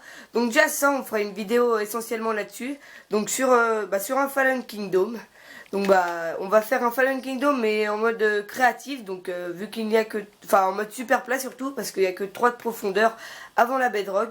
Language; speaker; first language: French; native; French